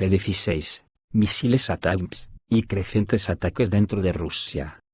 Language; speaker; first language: Spanish; native; Spanish